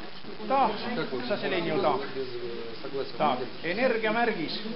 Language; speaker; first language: Russian; non-native, local second language; Estonian